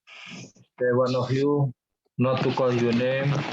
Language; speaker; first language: English; non-native, fluent; Indonesian